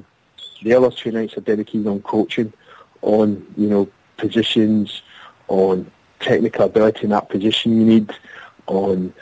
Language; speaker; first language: English; native; English